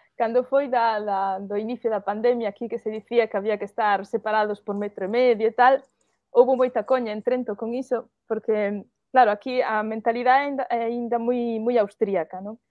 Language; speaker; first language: Galician; early bilingual, heritage; Galician